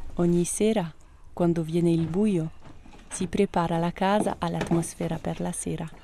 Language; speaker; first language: Italian; non-native, fluent; French